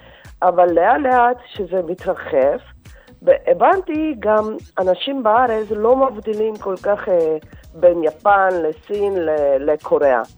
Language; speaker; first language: Hebrew; non-native, fluent; Korean